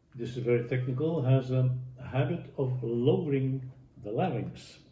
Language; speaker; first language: English; non-native, fluent; Dutch